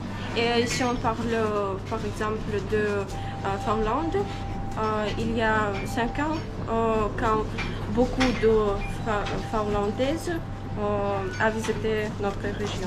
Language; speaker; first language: French; non-native, learner; Russian